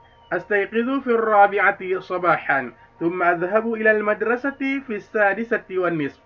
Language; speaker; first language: Arabic; non-native, fluent; Indonesian